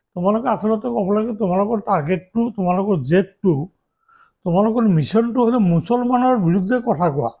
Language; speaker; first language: Assamese; non-native, local second language; Bangla